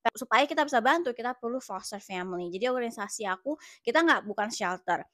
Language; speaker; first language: Indonesian; native; Indonesian